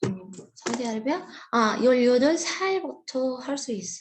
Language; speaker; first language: Korean; non-native, learner; Arabic